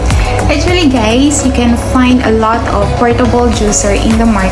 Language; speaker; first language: English; non-native, local second language; Filipino